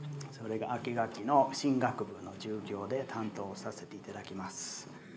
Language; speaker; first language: Japanese; non-native, fluent; English